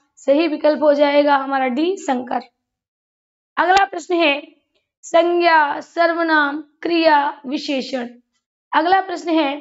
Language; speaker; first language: Hindi; native; Hindi